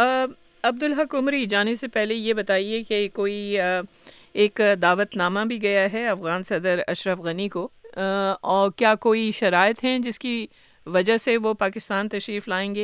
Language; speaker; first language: Urdu; native; Urdu